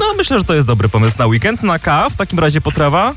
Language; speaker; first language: Polish; native; Polish